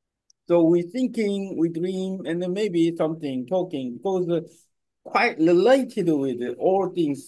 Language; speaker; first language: English; non-native, learner; Korean